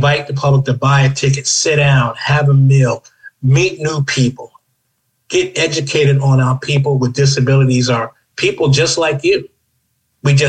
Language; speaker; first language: English; non-native, local second language; Spanish